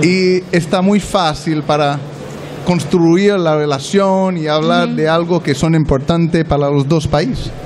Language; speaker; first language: Spanish; non-native, learner; French